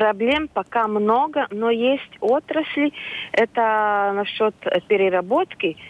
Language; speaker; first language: Russian; non-native, local second language; Latvian